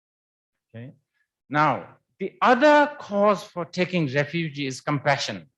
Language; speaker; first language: English; non-native, fluent; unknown